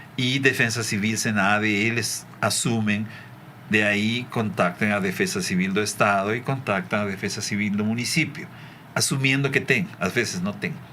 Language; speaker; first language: Portuguese; non-native, fluent; Spanish